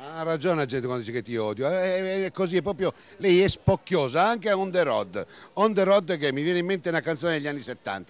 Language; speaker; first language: Italian; native; Italian